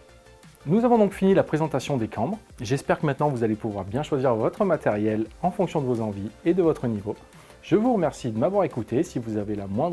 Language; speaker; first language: French; native; French